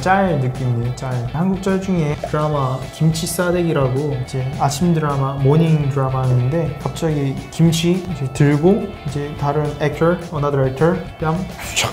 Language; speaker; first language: Korean; native; Korean